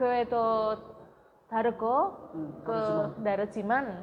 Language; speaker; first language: Korean; non-native, learner; Indonesian